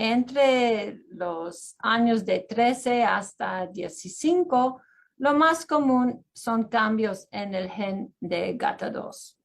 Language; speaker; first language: Spanish; early bilingual, heritage; Spanish